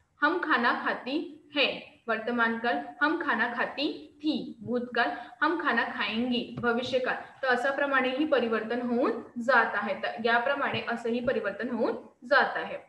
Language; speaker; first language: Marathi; non-native, local second language; Hindi